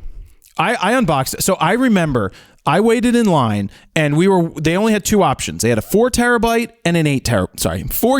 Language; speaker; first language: English; native; English